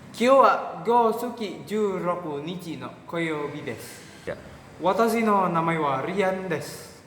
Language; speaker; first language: Japanese; non-native, learner; Indonesian